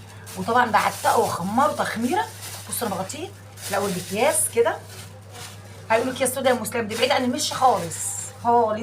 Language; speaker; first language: Arabic; native; Arabic